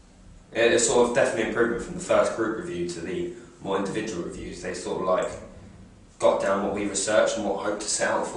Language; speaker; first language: English; native; English